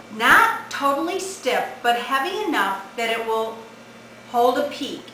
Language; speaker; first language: English; native; English